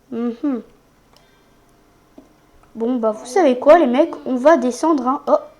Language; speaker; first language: French; native; French